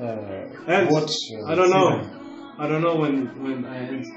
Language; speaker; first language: English; non-native, learner; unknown